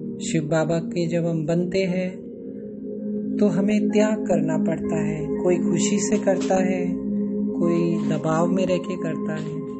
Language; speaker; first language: Hindi; native; Hindi